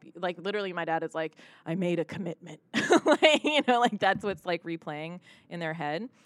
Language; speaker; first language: English; early bilingual, other home language; Hindi